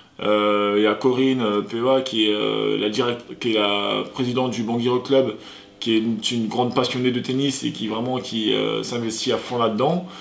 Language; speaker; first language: French; early bilingual, other home language; Sango